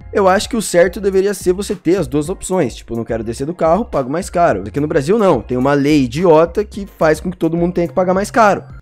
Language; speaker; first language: Portuguese; native; Portuguese